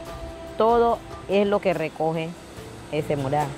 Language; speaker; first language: Spanish; native; Spanish